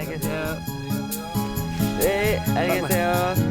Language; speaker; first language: Korean; non-native, fluent; English